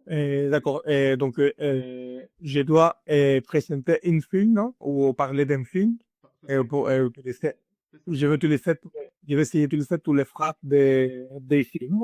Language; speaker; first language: French; non-native, learner; Spanish